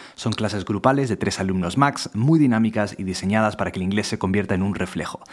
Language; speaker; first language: Spanish; non-native, fluent; English